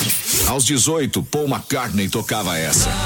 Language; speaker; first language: Portuguese; native; Portuguese